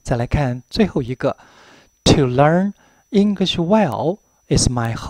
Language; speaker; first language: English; non-native, fluent; Chinese